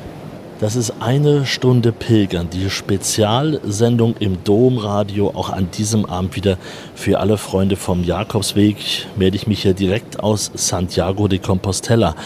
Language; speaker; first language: German; native; German